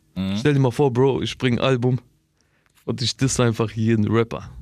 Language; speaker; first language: German; early bilingual, other home language; Albanian